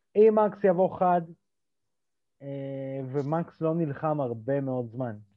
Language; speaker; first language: Hebrew; early bilingual, other home language; Russian